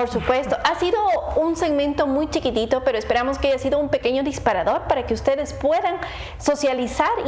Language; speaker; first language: Spanish; native; Spanish